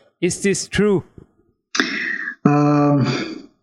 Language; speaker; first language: English; non-native, fluent; German